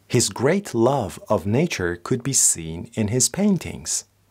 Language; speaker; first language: English; non-native, fluent; Persian